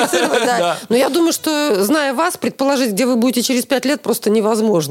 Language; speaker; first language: Russian; native; Russian